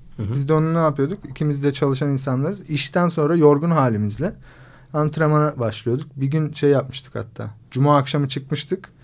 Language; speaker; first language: Turkish; native; Turkish